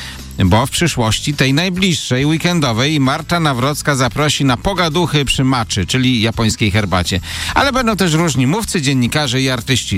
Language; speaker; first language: Polish; native; Polish